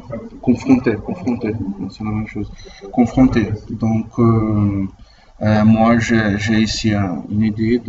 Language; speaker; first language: French; non-native, learner; Portuguese